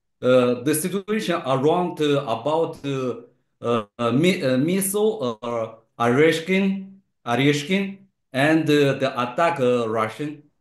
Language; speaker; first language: English; non-native, learner; Chinese